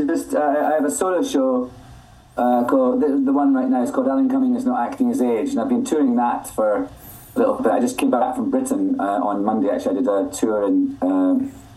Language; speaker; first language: English; native; English